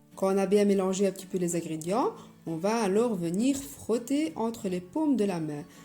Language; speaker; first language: French; non-native, local second language; Arabic